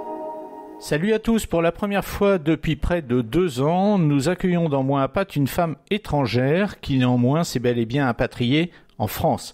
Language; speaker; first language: French; native; French